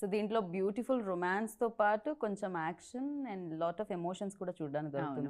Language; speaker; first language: Telugu; native; Telugu